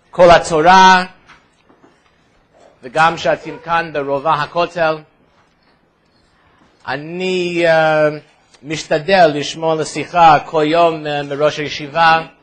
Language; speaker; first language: Hebrew; non-native, fluent; English